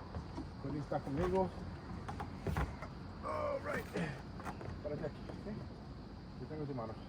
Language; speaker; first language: Spanish; early bilingual, heritage; Spanish